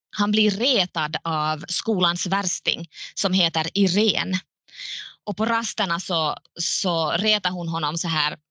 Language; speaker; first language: Swedish; native; Swedish